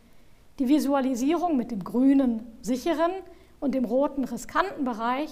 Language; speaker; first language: German; native; German